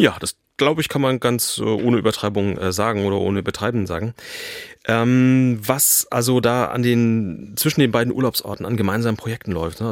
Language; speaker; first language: German; native; German